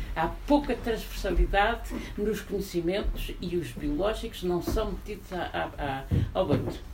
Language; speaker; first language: Portuguese; native; Portuguese